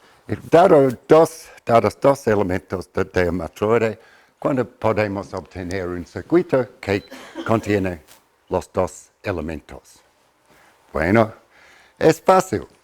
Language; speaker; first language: Spanish; non-native, fluent; English